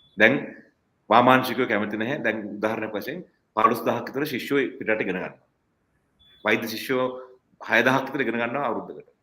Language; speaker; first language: Sinhala; non-native, local second language; Tamil